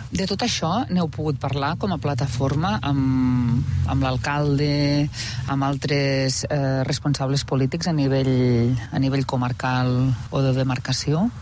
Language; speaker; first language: Catalan; native; Catalan